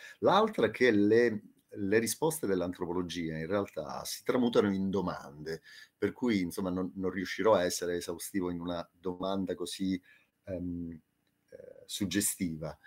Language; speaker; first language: Italian; native; Italian